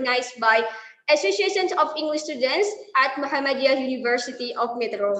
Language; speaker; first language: English; non-native, local second language; Indonesian